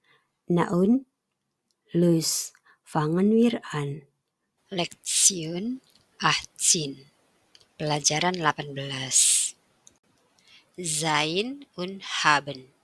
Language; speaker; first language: German; non-native, learner; Indonesian